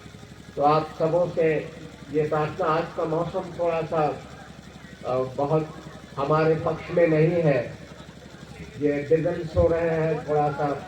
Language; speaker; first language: Hindi; native; Hindi